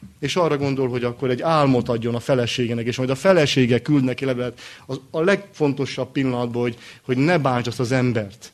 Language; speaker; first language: Hungarian; native; Hungarian